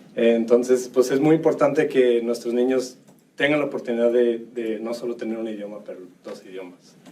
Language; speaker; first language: Spanish; early bilingual, heritage; Spanish